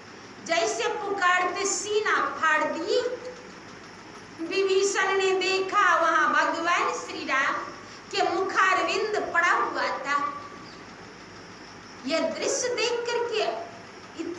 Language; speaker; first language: Hindi; native; Hindi